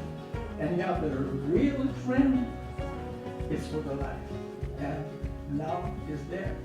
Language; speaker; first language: English; non-native, learner; French